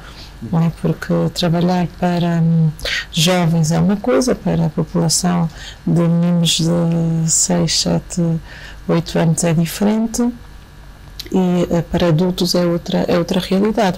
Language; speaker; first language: Portuguese; native; Portuguese